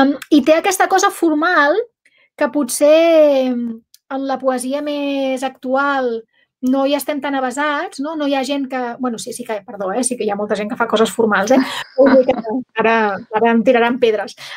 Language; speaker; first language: Catalan; non-native, local second language; Spanish